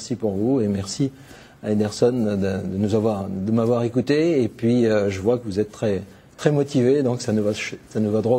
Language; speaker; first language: French; native; French